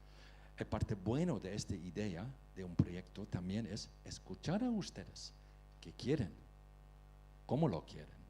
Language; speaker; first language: Spanish; non-native, fluent; Dutch